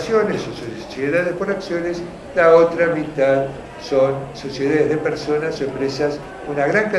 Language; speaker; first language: Spanish; native; Spanish